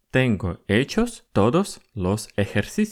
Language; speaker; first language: Spanish; non-native, fluent; Russian